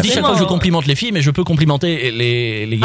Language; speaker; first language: French; native; French